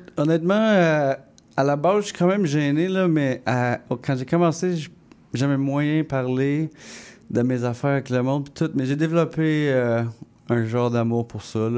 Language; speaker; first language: French; non-native, local second language; English